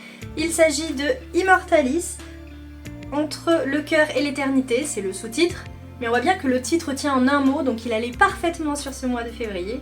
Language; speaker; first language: French; native; French